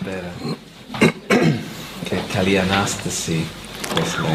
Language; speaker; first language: Greek; non-native, learner; English